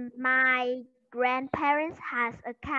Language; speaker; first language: English; non-native, learner; Vietnamese